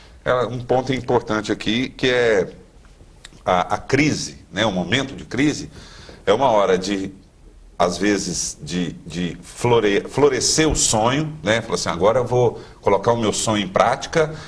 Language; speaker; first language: Portuguese; native; Portuguese